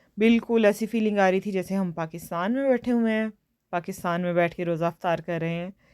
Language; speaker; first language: Urdu; native; Urdu